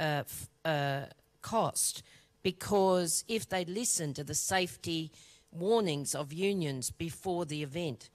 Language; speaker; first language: English; native; English